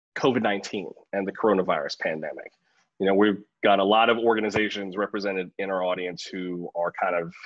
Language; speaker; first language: English; native; English